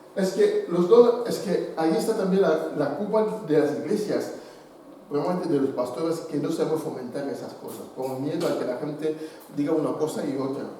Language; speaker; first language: Spanish; non-native, fluent; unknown